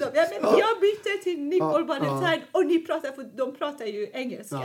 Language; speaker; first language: Swedish; non-native, fluent; Persian